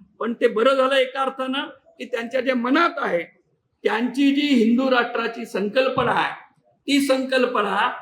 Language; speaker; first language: Marathi; native; Marathi